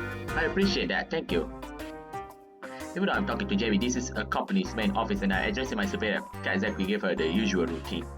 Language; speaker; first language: English; non-native, local second language; Malay